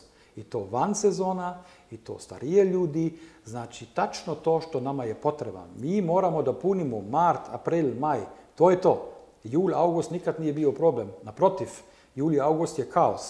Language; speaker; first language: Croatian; non-native, learner; German